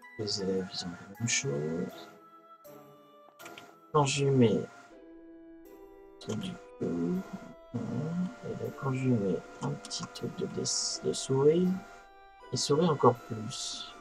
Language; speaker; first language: French; native; French